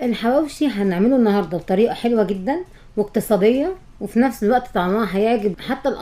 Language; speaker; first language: Arabic; native; Arabic